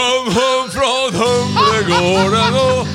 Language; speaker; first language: Swedish; native; Swedish